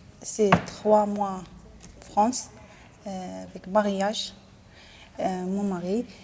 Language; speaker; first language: French; non-native, learner; Arabic